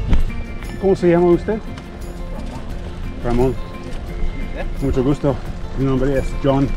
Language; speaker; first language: Spanish; non-native, learner; English